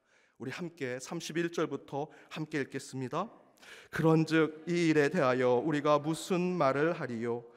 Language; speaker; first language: Korean; native; Korean